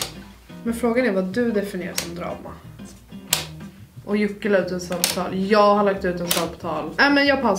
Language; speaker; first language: Swedish; native; Swedish